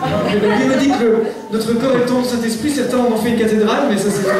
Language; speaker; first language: French; native; French